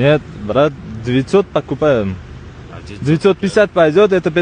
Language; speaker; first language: Russian; non-native, local second language; Uzbek